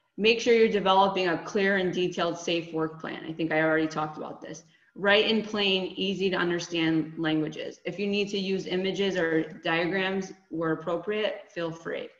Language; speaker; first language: English; native; English